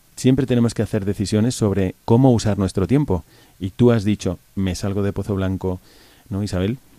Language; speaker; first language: Spanish; native; Spanish